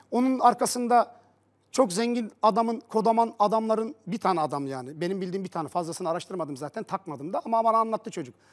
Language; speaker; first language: Turkish; early bilingual, heritage; Turkish